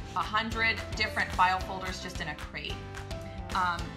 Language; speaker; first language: English; native; English